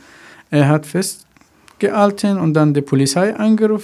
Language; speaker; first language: German; non-native, learner; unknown